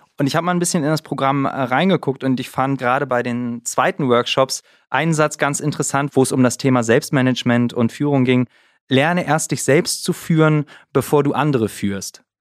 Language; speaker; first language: German; native; German